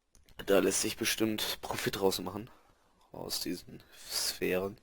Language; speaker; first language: German; native; German